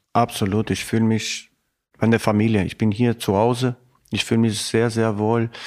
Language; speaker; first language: German; non-native, fluent; Albanian